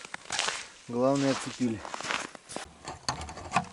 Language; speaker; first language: Russian; native; Russian